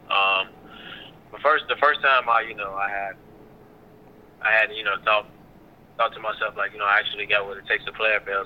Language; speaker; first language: English; native; English